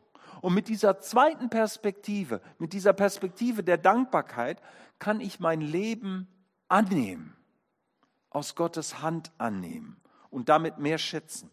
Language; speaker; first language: German; native; German